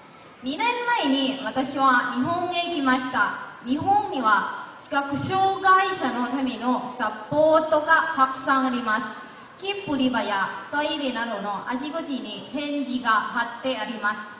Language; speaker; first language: Japanese; non-native, learner; Lao